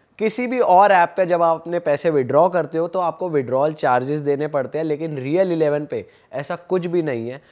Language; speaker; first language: Hindi; native; Hindi